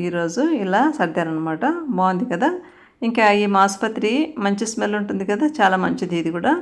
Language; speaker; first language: Telugu; native; Telugu